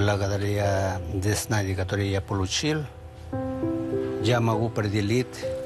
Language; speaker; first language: Russian; non-native, learner; Spanish